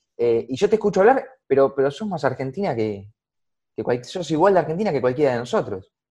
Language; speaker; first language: Spanish; native; Spanish